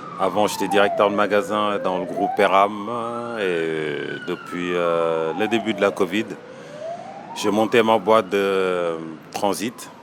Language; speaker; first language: French; non-native, local second language; Wolof